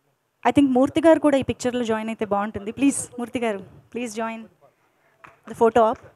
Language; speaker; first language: Telugu; native; Telugu